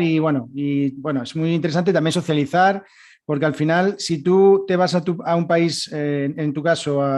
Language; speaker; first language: Spanish; native; Spanish